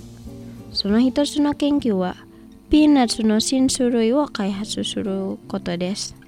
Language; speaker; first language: Japanese; non-native, fluent; Indonesian